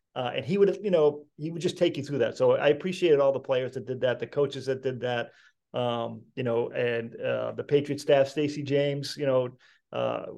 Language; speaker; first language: English; native; English